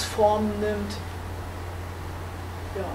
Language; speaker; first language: German; native; German